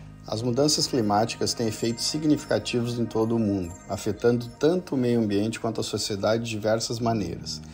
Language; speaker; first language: Portuguese; native; Portuguese